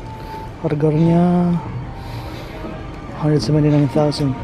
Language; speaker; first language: Indonesian; non-native, learner; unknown